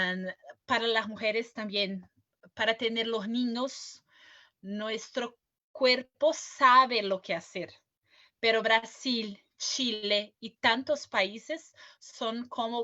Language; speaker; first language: Spanish; non-native, fluent; Portuguese